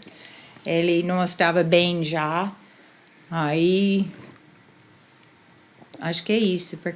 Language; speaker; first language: Portuguese; non-native, fluent; English